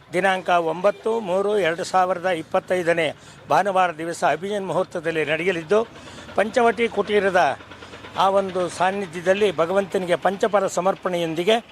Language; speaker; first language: Kannada; native; Kannada